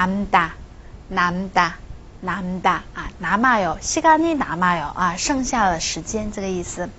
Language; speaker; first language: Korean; non-native, fluent; Chinese